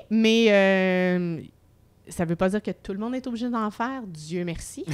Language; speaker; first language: French; native; French